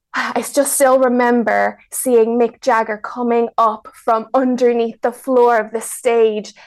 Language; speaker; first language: English; early bilingual, other home language; Spanish